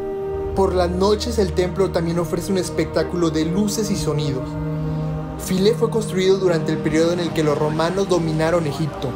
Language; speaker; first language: Spanish; native; Spanish